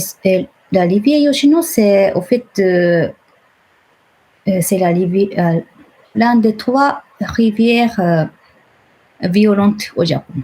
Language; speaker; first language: French; non-native, fluent; Japanese